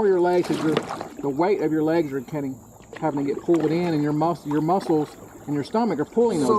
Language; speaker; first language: English; native; English